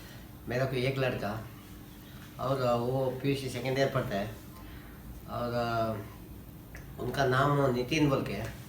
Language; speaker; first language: Hindi; non-native, local second language; Kannada